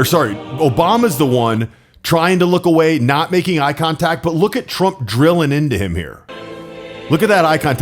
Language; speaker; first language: English; native; English